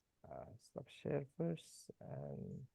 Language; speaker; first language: English; non-native, fluent; Indonesian